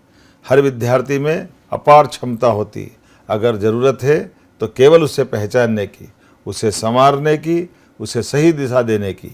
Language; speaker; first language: Hindi; native; Hindi